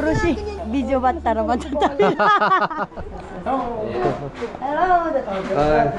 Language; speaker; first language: Japanese; non-native, learner; Filipino